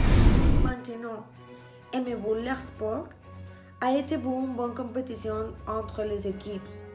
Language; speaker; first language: French; non-native, learner; Spanish